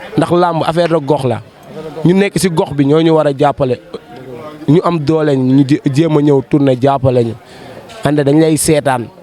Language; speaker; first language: Wolof; native; Wolof